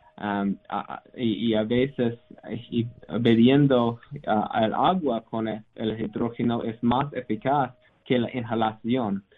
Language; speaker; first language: Spanish; non-native, learner; English